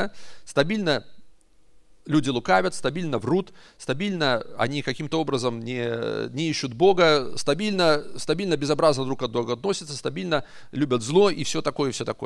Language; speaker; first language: Russian; native; Russian